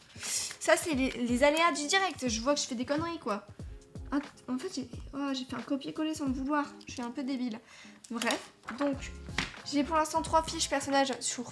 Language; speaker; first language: French; native; French